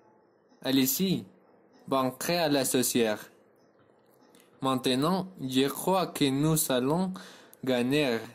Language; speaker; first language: French; non-native, learner; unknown